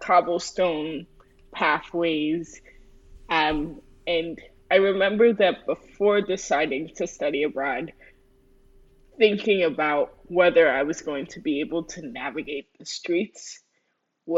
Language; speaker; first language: English; early bilingual, other home language; Spanish